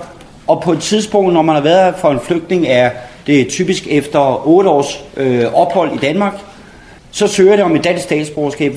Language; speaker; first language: Danish; native; Danish